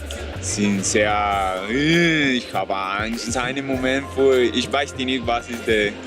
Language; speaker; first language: German; non-native, learner; Spanish